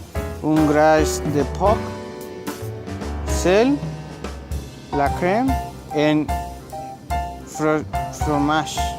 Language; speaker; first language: French; non-native, learner; Spanish